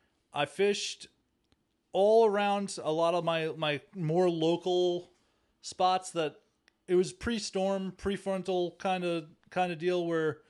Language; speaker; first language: English; native; English